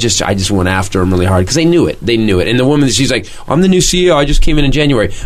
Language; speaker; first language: English; native; English